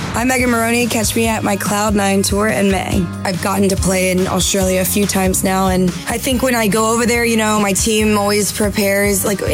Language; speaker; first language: English; native; English